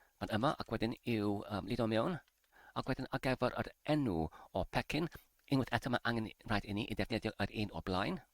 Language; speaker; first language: Welsh; non-native, learner; English